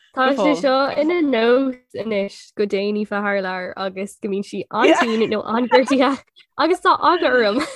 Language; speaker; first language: Irish; non-native, local second language; English